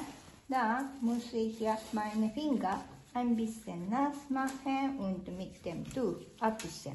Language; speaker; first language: German; non-native, learner; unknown